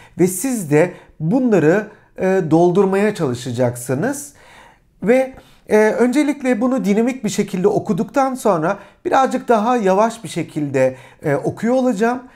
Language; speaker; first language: Turkish; native; Turkish